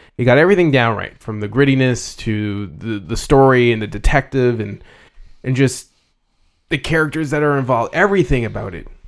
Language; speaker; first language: English; early bilingual, other home language; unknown